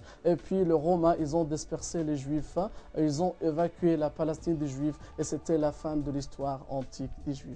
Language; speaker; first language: French; non-native, fluent; Arabic